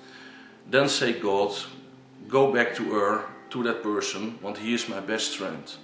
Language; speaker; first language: English; non-native, learner; Dutch